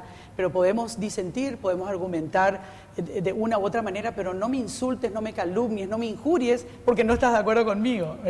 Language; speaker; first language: Spanish; native; Spanish